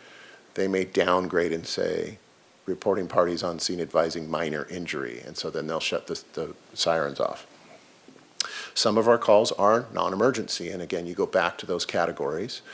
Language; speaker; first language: English; native; English